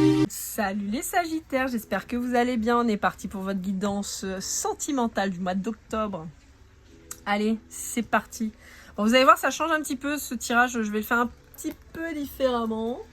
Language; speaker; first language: French; native; French